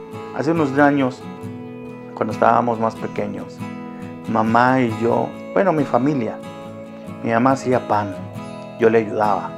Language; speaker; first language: Spanish; native; Spanish